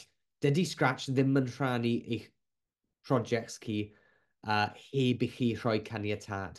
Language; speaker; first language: Welsh; non-native, local second language; English